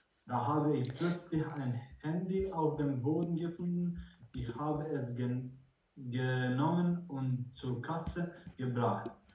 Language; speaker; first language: German; non-native, learner; Croatian